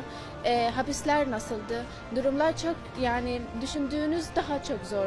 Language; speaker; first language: Turkish; non-native, fluent; Arabic